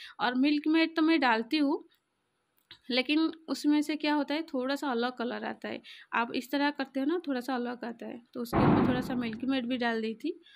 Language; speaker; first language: Hindi; non-native, local second language; Odia